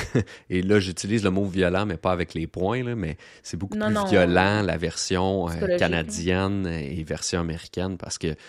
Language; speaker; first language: French; native; French